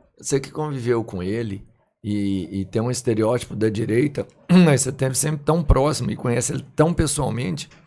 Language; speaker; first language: Portuguese; native; Portuguese